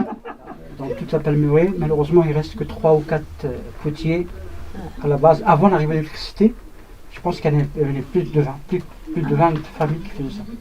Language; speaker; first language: French; non-native, local second language; Arabic